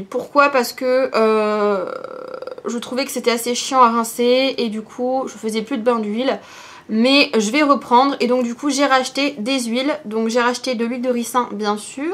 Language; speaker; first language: French; native; French